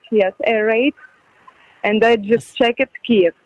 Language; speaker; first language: English; non-native, learner; Ukrainian